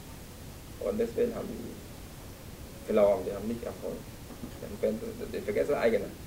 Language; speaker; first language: German; non-native, fluent; Vietnamese